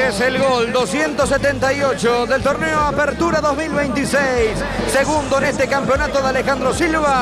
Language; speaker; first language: Spanish; native; Spanish